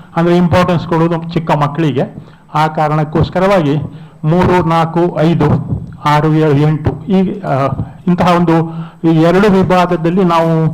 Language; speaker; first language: Kannada; non-native, local second language; Konkani